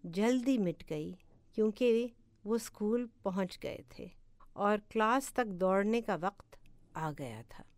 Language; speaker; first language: Urdu; native; Urdu